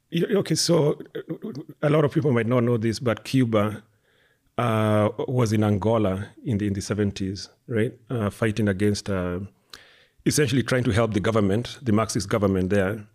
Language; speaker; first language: English; non-native, local second language; Kikuyu